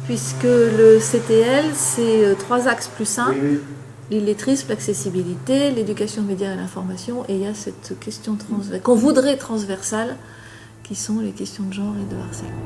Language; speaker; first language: French; native; French